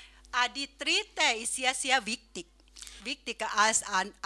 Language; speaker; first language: German; non-native, learner; Thai